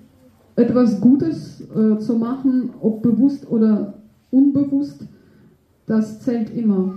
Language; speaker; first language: German; non-native, fluent; Russian